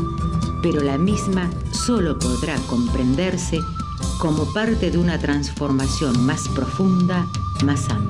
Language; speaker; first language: Spanish; native; Spanish